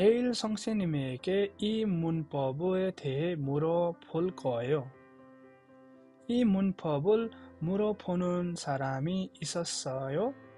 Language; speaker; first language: Korean; non-native, fluent; Nepali